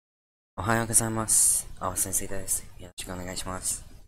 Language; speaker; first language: Japanese; non-native, learner; English